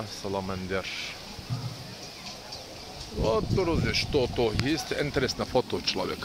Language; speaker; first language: Russian; non-native, learner; Turkish